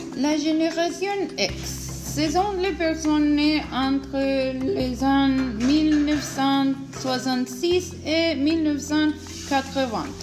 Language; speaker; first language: French; non-native, learner; Spanish